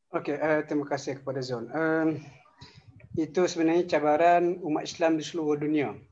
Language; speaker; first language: Malay; native; Malay